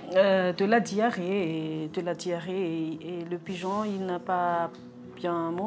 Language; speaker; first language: French; non-native, local second language; Malagasy